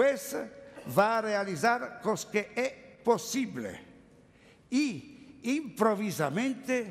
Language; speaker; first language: Spanish; non-native, learner; Italian